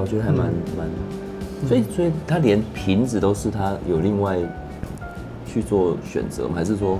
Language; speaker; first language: Chinese; native; Chinese